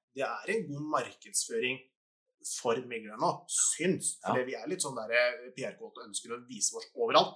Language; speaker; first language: Norwegian; native; Norwegian